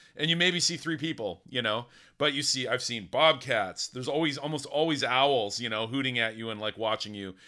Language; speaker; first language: English; native; English